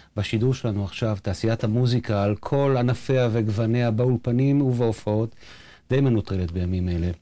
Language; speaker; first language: Hebrew; native; Hebrew